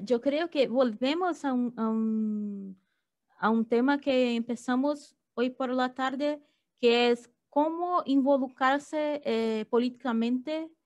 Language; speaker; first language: Spanish; non-native, fluent; Portuguese